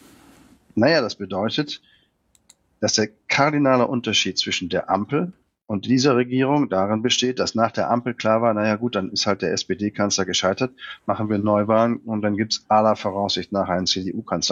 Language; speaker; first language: German; native; German